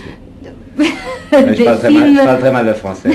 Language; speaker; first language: French; native; French